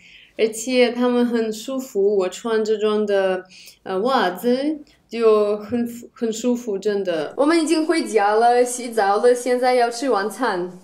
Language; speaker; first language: Chinese; non-native, fluent; Russian